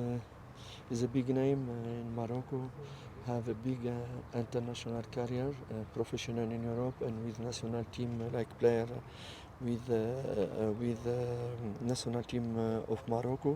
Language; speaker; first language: English; non-native, learner; French